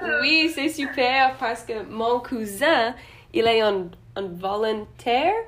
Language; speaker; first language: French; non-native, learner; English